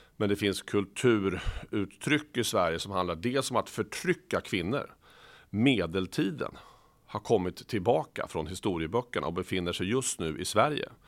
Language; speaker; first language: Swedish; native; Swedish